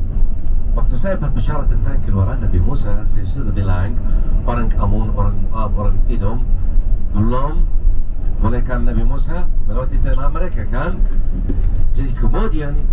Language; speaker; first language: Indonesian; non-native, fluent; Arabic